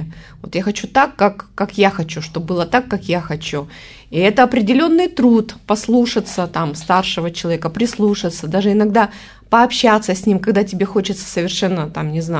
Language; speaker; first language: Russian; native; Russian